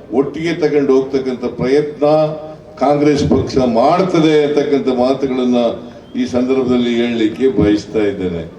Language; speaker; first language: Kannada; native; Kannada